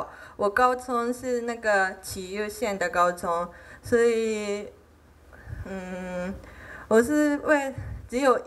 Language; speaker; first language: Chinese; non-native, fluent; Japanese